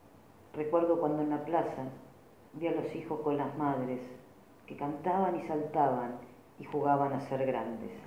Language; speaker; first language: Spanish; native; Spanish